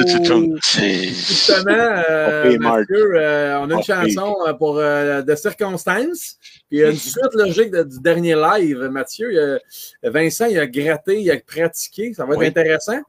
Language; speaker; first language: French; native; French